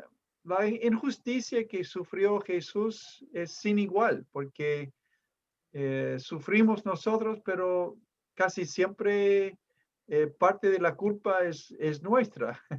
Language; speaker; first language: Spanish; non-native, fluent; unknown